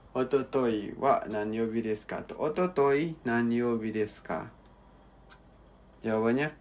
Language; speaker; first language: Japanese; non-native, learner; Indonesian